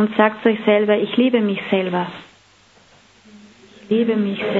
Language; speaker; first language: German; native; German